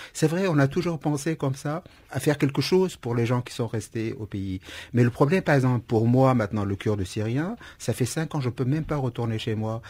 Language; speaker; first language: French; non-native, fluent; Kurdish